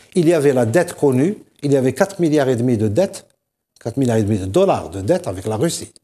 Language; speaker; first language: French; non-native, local second language; Kabyle